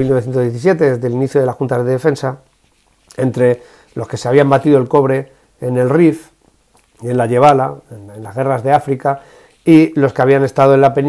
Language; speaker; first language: Spanish; native; Spanish